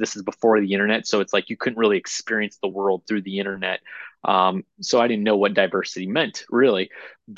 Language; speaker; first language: English; native; English